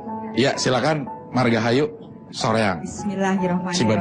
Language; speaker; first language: Indonesian; native; Indonesian